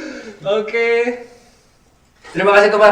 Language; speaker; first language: Indonesian; native; Indonesian